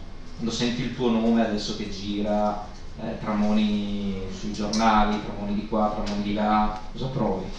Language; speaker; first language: Italian; native; Italian